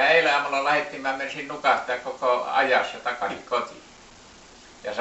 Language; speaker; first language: Finnish; early bilingual, heritage; Finnish